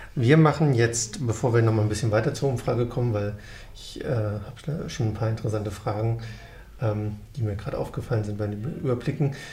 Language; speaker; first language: German; native; German